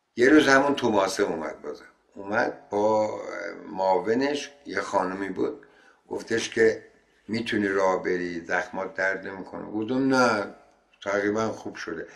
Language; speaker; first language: Persian; non-native, local second language; Azerbaijani